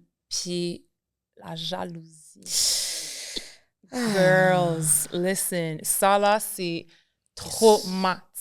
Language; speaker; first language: French; native; French